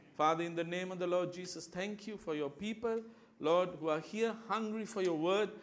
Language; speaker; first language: English; non-native, local second language; Sinhala